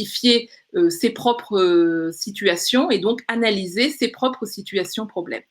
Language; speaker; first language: French; native; French